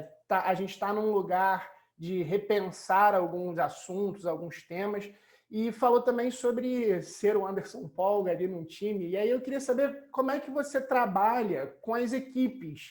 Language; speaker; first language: Portuguese; native; Portuguese